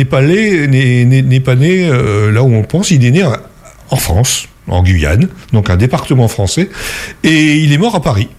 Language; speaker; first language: French; native; French